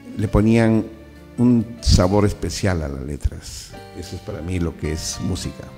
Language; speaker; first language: Spanish; native; Spanish